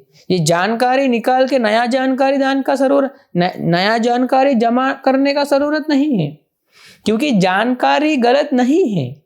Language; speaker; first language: Hindi; non-native, fluent; Sinhala